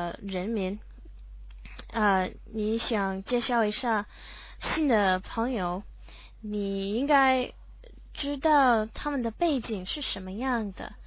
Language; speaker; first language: Chinese; non-native, learner; English